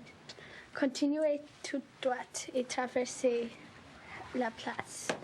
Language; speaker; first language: French; non-native, learner; English